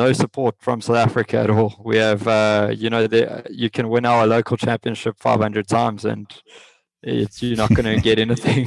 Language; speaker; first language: English; native; English